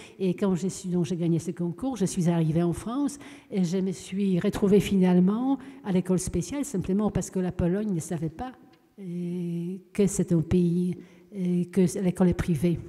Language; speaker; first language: French; non-native, fluent; Polish